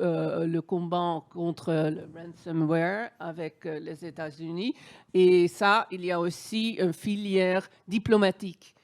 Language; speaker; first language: French; non-native, fluent; Dutch